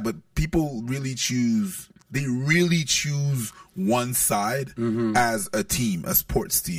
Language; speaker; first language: English; non-native, fluent; French